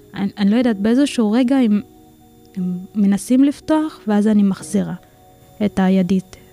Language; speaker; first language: Hebrew; non-native, fluent; Filipino